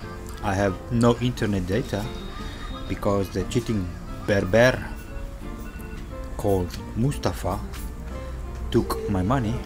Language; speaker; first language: English; non-native, fluent; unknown